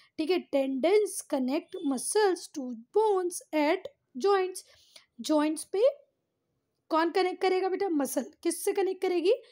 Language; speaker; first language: Hindi; native; Hindi